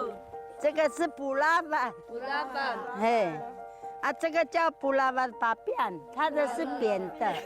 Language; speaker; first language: Chinese; non-native, local second language; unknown